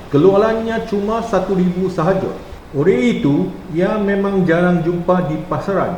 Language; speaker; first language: Malay; non-native, local second language; Chinese